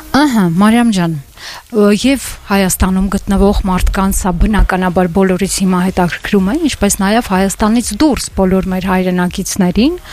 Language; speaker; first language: Armenian; native; Armenian